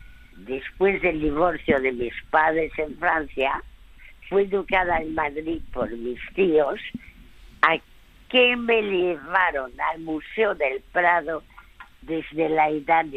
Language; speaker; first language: Spanish; early bilingual, other home language; French